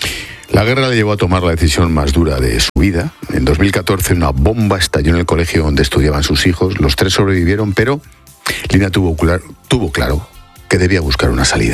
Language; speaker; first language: Spanish; native; Spanish